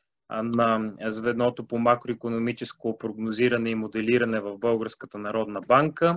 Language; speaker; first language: Bulgarian; native; Bulgarian